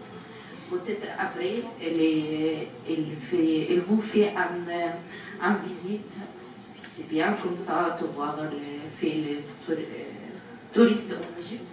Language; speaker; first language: French; non-native, learner; Arabic